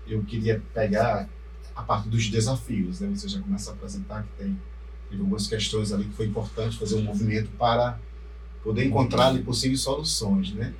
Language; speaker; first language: Portuguese; native; Portuguese